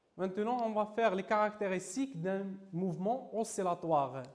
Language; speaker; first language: French; non-native, local second language; Arabic